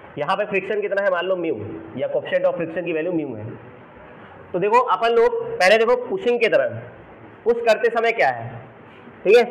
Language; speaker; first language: Hindi; native; Hindi